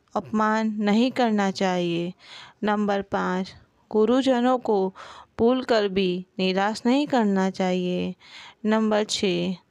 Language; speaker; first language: Hindi; non-native, local second language; Gujarati